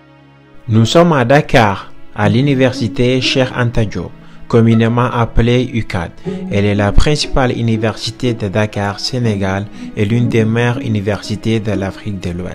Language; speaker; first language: French; non-native, local second language; Wolof